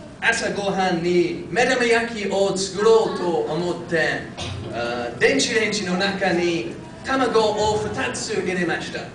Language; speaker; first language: Japanese; non-native, fluent; English